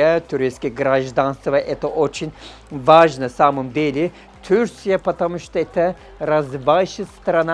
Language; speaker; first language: Russian; non-native, learner; Turkish